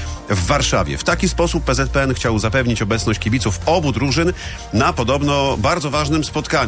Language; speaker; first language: Polish; native; Polish